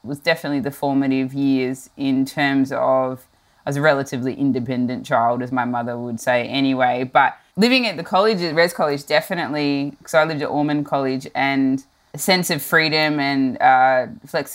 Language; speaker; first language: English; native; English